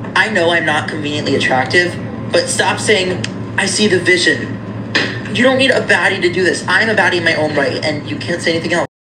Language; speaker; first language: English; native; English